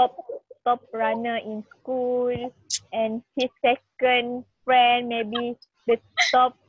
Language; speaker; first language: English; non-native, learner; Malay